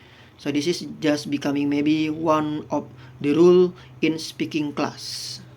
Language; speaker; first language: English; non-native, fluent; Indonesian